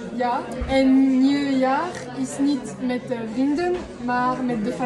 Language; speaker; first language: Dutch; non-native, learner; French